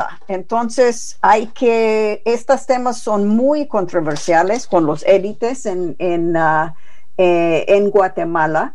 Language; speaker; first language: Spanish; non-native, fluent; English